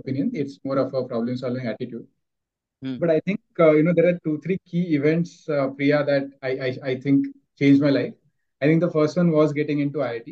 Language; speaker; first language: English; non-native, local second language; Marathi